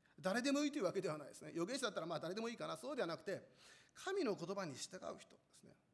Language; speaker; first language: Japanese; non-native, fluent; Korean